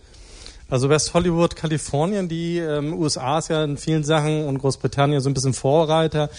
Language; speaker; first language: German; native; German